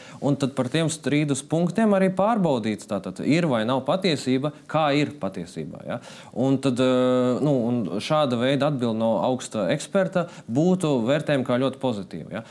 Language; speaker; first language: Latvian; non-native, local second language; Russian